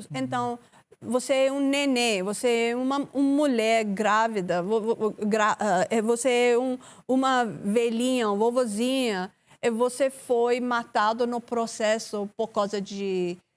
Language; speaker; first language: Portuguese; non-native, learner; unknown